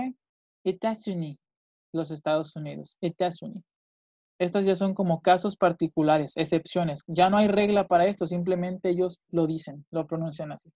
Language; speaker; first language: Spanish; native; Spanish